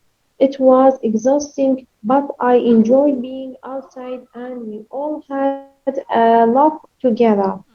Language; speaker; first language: English; non-native, learner; Arabic